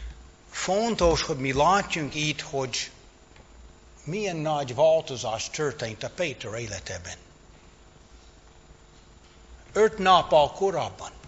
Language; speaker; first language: Hungarian; non-native, fluent; English